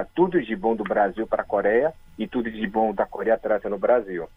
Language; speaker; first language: Portuguese; early bilingual, other home language; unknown